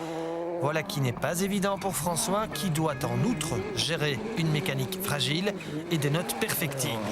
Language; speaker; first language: French; native; French